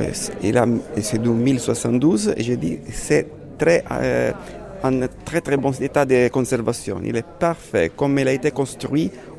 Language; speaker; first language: French; non-native, fluent; Italian